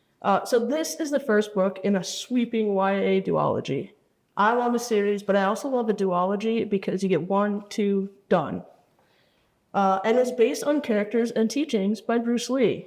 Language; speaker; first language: English; native; English